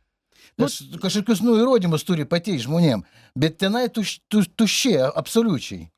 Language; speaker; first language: Lithuanian; native; Lithuanian